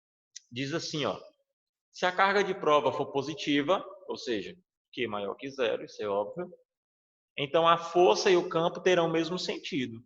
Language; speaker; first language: Portuguese; native; Portuguese